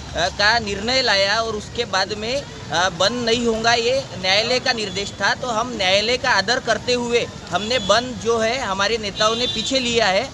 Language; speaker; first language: Hindi; non-native, local second language; Marathi